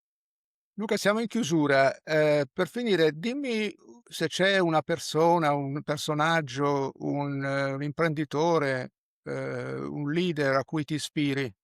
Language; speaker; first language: Italian; native; Italian